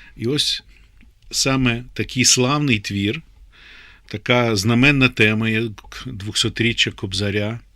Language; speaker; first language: Ukrainian; native; Ukrainian